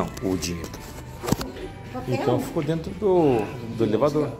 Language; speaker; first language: Portuguese; native; Portuguese